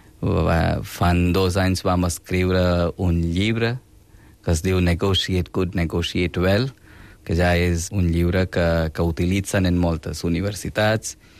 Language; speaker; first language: Catalan; non-native, fluent; Hindi